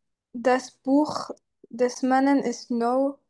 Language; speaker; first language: German; non-native, learner; French